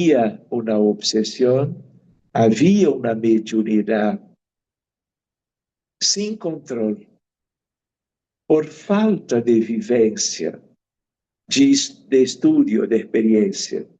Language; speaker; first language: Spanish; non-native, fluent; Portuguese